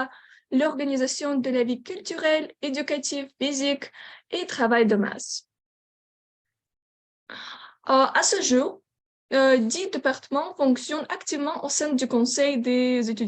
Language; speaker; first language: French; non-native, learner; Ukrainian